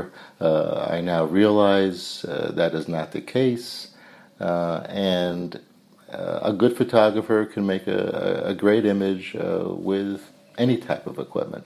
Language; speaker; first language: English; native; English